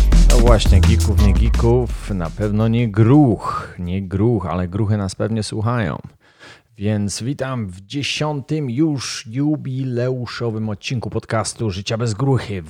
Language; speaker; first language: Polish; native; Polish